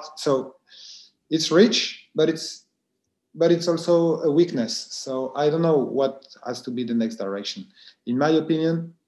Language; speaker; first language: English; non-native, fluent; French